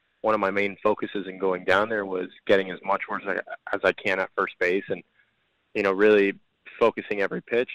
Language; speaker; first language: English; early bilingual, other home language; Spanish